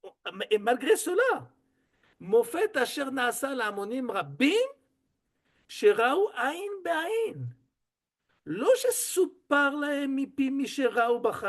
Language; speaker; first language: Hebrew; non-native, fluent; French